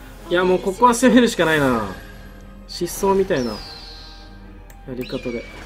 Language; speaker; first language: Japanese; native; Japanese